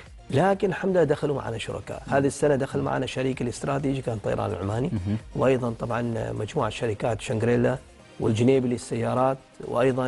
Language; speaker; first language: Arabic; native; Arabic